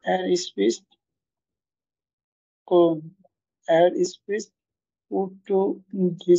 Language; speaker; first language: German; non-native, learner; Bangla